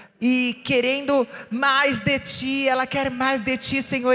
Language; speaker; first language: Portuguese; native; Portuguese